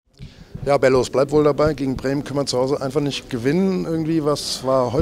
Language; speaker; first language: German; native; German